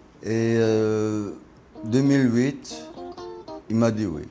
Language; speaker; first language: French; non-native, learner; Korean